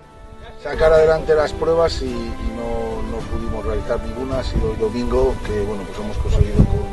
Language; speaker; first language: Spanish; native; Spanish